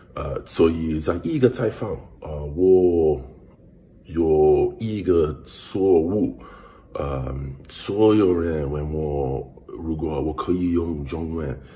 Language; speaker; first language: Chinese; non-native, learner; English